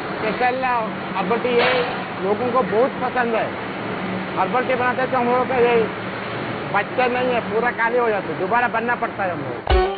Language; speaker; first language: Hindi; non-native, local second language; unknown